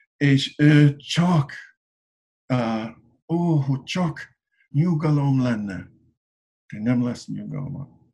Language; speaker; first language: Hungarian; non-native, learner; English